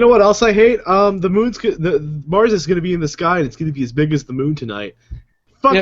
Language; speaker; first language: English; native; English